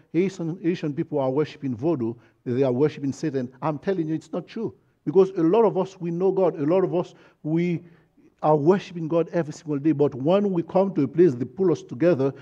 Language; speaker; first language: English; non-native, fluent; Haitian Creole